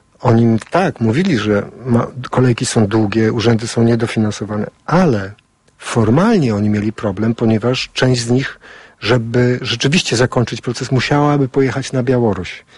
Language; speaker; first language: Polish; native; Polish